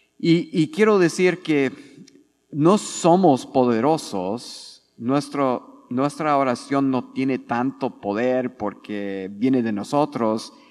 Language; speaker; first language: Spanish; non-native, fluent; English